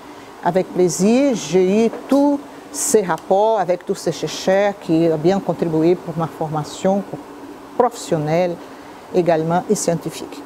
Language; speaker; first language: French; non-native, fluent; Portuguese